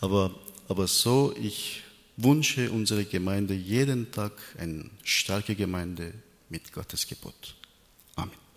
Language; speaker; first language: German; non-native, learner; Persian